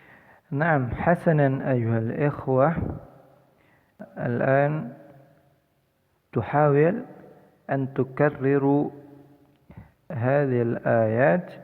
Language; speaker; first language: Arabic; non-native, fluent; Indonesian